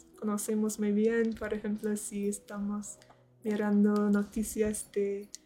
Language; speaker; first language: Spanish; non-native, learner; English